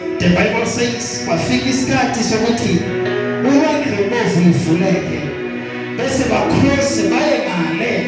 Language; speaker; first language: Zulu; non-native, local second language; South Ndebele